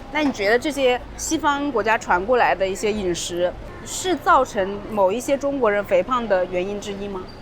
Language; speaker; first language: Chinese; native; Chinese